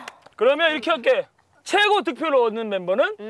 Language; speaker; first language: Korean; native; Korean